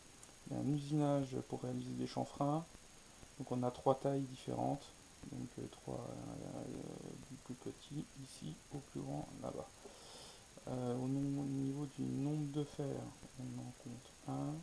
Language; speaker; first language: French; native; French